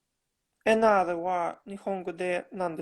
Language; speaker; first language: Japanese; non-native, learner; Russian